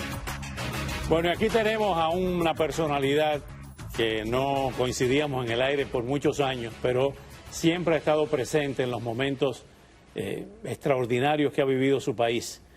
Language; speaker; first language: Spanish; native; Spanish